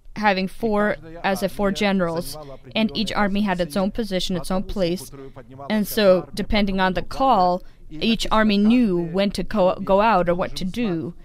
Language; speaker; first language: English; non-native, fluent; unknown